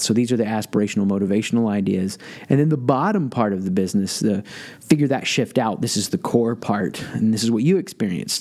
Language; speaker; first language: English; native; English